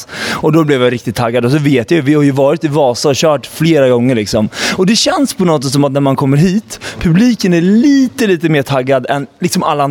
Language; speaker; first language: Swedish; native; Swedish